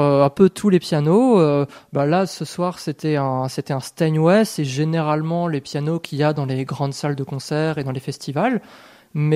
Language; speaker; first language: French; native; French